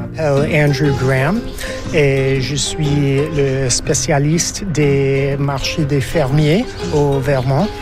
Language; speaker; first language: French; non-native, fluent; English